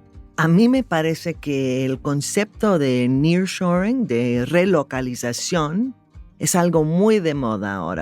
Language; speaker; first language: Spanish; non-native, fluent; English